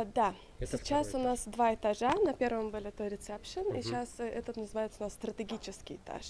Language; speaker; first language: Russian; native; Russian